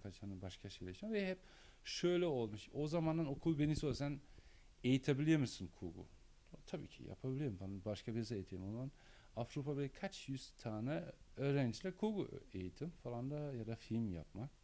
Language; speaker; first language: Turkish; non-native, learner; German